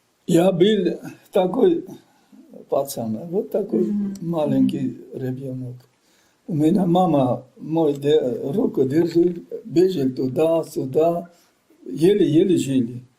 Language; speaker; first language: Russian; non-native, local second language; Armenian